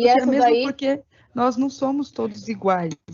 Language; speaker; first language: Portuguese; native; Portuguese